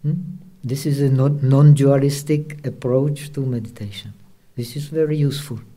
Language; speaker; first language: English; non-native, fluent; Czech